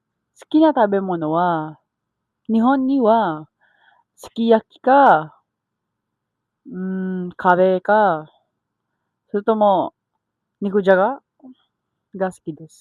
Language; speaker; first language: Japanese; non-native, learner; Filipino